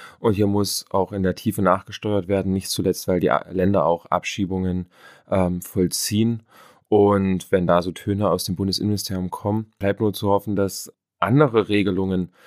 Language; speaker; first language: German; native; German